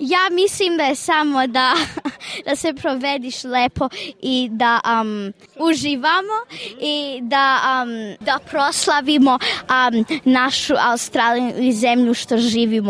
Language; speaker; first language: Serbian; early bilingual, heritage; Serbian